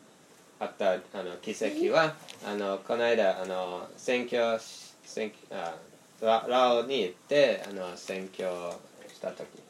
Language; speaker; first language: Japanese; non-native, fluent; English